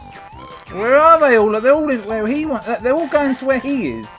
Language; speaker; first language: English; native; English